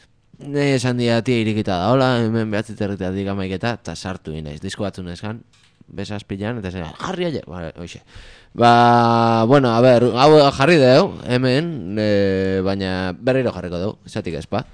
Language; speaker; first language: Basque; native; Basque